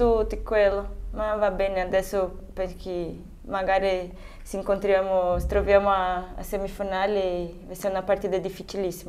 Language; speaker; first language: Italian; non-native, fluent; Portuguese